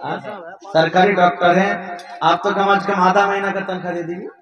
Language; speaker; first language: Hindi; non-native, local second language; Bangla